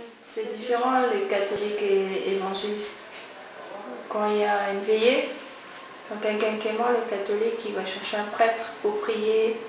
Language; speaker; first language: French; non-native, local second language; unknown